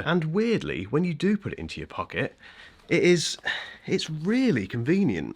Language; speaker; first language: English; native; English